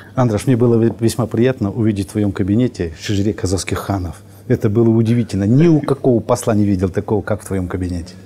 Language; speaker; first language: Russian; non-native, local second language; Kazakh